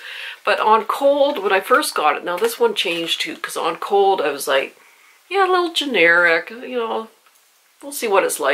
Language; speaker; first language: English; native; English